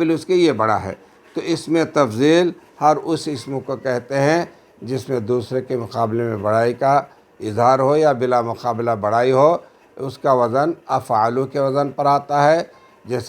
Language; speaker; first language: Urdu; native; Urdu